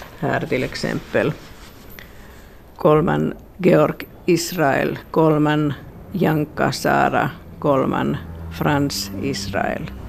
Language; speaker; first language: Swedish; non-native, local second language; Finnish